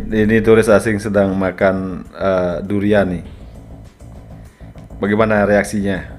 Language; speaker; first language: Indonesian; native; Indonesian